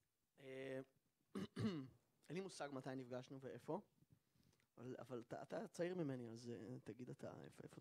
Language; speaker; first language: Hebrew; native; Hebrew